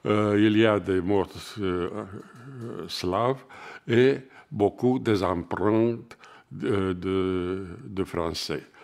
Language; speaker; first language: French; non-native, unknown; Romanian